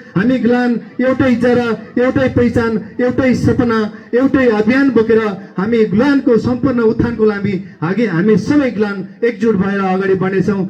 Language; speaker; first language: Nepali; non-native, local second language; Eastern Tamang